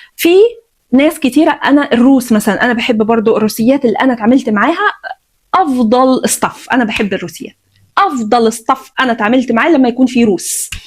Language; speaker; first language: Egyptian Arabic; native; Egyptian Arabic